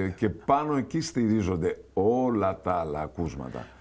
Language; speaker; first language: Greek; native; Greek